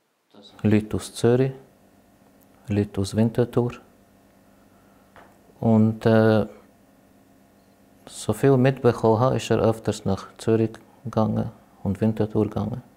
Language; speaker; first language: German; non-native, fluent; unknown